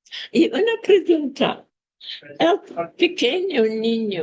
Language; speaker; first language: Spanish; non-native, fluent; English